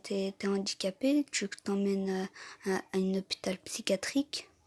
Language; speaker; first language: French; native; French